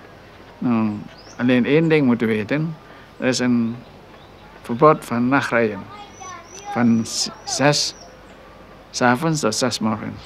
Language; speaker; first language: Dutch; non-native, local second language; Minangkabau